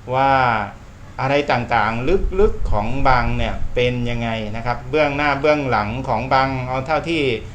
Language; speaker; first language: Thai; native; Thai